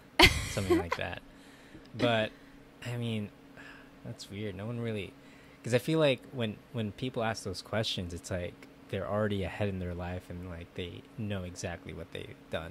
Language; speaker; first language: English; early bilingual, other home language; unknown